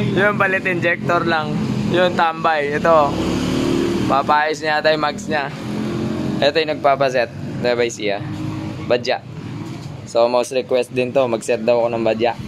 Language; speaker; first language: Filipino; native; Filipino